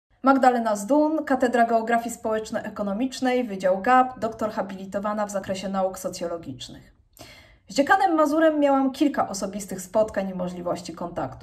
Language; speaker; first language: Polish; native; Polish